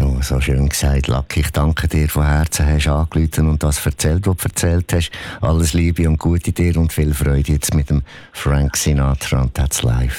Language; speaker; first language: German; native; German